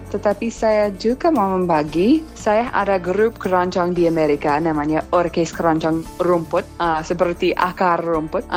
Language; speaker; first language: Indonesian; non-native, fluent; English